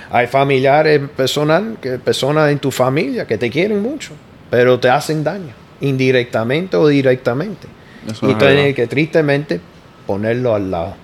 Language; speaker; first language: Spanish; early bilingual, heritage; Spanish